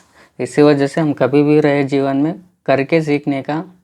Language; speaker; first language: Hindi; non-native, local second language; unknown